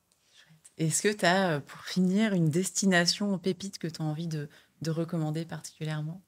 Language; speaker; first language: French; native; French